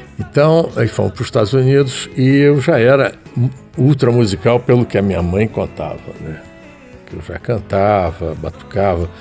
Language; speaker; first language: Portuguese; native; Portuguese